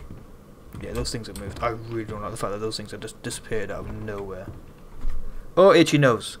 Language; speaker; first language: English; native; English